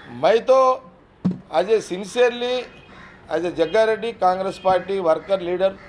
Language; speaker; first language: Hindi; non-native, local second language; Telugu